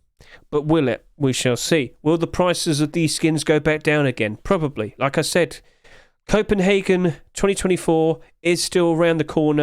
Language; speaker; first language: English; native; English